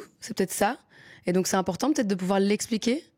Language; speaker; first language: French; native; French